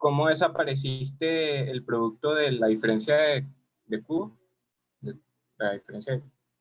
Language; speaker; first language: Spanish; native; Spanish